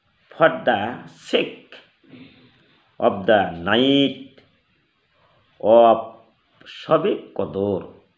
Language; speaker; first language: English; non-native, local second language; Bangla